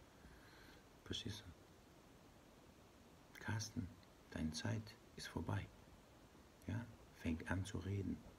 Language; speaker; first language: German; non-native, learner; Persian